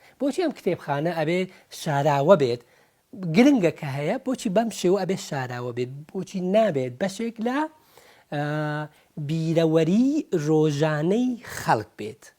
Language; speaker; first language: Central Kurdish; early bilingual, heritage; Central Kurdish